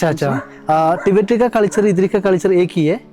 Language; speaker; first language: Hindi; non-native, local second language; Malayalam